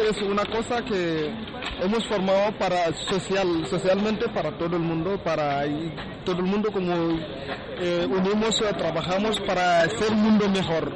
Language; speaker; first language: Spanish; non-native, learner; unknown